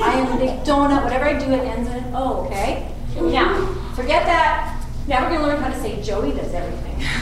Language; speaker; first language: English; native; English